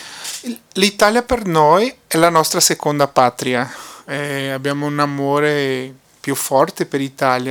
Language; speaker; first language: Italian; non-native, fluent; Portuguese